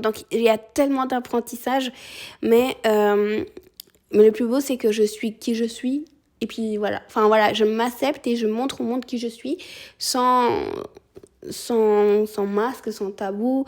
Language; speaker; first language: French; early bilingual, other home language; Spanish